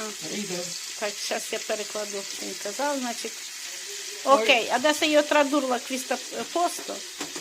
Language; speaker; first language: Italian; non-native, learner; Ukrainian